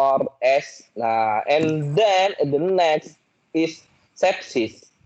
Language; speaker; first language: English; non-native, learner; Indonesian